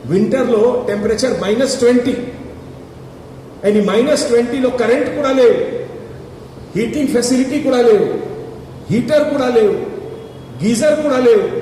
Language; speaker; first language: Telugu; non-native, fluent; Hindi